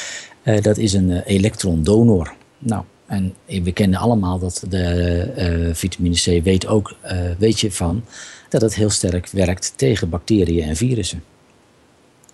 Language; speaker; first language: Dutch; native; Dutch